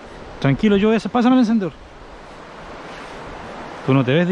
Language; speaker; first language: Spanish; native; Spanish